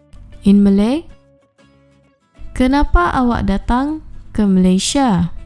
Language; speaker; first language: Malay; non-native, fluent; Urdu